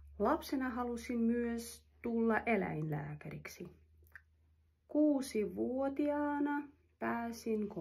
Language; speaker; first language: Finnish; non-native, learner; Russian